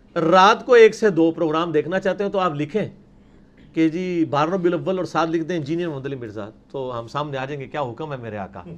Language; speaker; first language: Urdu; non-native, local second language; Punjabi